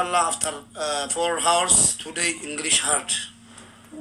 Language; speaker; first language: English; non-native, learner; Oromo